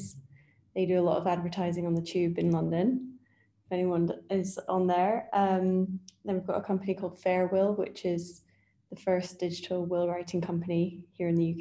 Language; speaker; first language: English; native; English